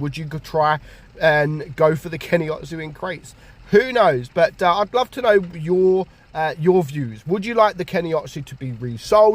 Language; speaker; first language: English; native; English